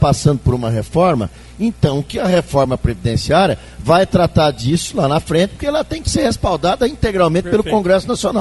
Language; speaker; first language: Portuguese; native; Portuguese